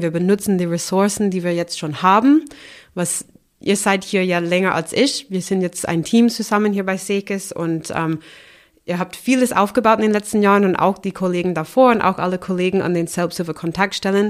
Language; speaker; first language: German; non-native, fluent; English